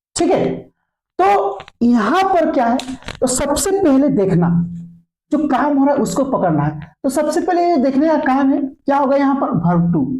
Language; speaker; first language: Hindi; native; Hindi